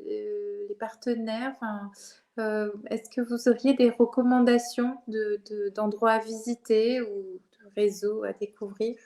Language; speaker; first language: French; native; French